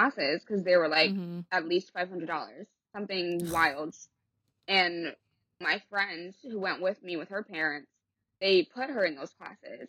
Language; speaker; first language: English; native; English